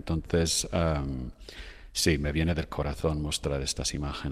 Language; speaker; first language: Spanish; non-native, fluent; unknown